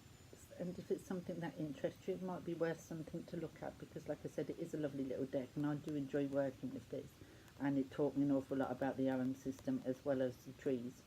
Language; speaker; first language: English; native; English